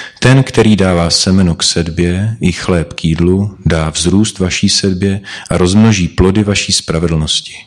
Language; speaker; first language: Czech; native; Czech